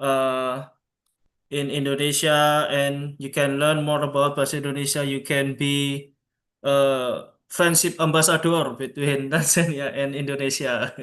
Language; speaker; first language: English; non-native, local second language; Javanese